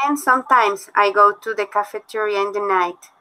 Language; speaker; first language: English; non-native, learner; Spanish